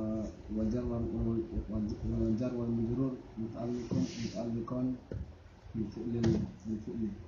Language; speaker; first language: Arabic; non-native, learner; Indonesian